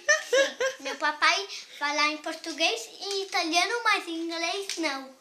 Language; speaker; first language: Portuguese; early bilingual, heritage; Portuguese